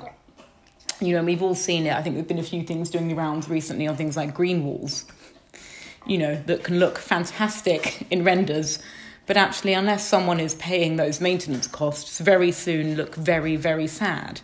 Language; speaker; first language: English; native; English